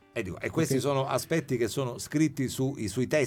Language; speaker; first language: Italian; native; Italian